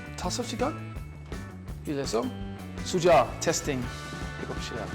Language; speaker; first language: Korean; non-native, learner; English